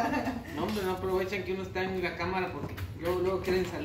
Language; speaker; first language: Spanish; native; Spanish